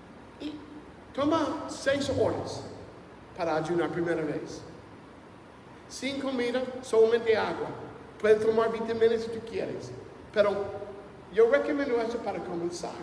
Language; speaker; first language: Spanish; non-native, fluent; English